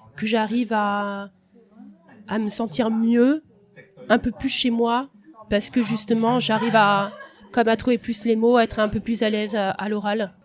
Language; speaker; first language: French; early bilingual, other home language; Portuguese